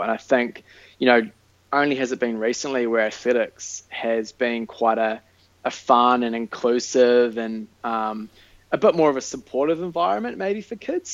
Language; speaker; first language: English; native; English